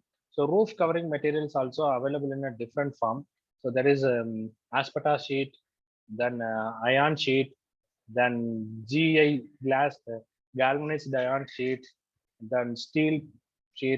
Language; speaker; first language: English; non-native, local second language; Tamil